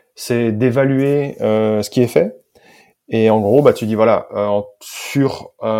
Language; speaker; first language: French; native; French